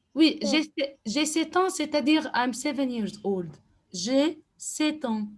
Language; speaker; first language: French; non-native, fluent; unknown